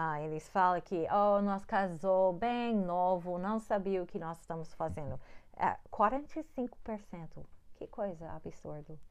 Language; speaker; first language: Portuguese; non-native, learner; English